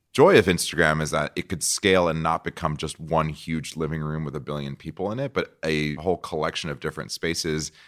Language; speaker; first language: English; non-native, fluent; Portuguese